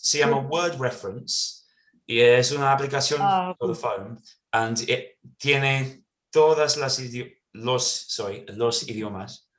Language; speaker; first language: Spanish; non-native, learner; English